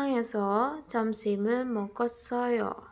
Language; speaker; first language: Korean; non-native, fluent; Indonesian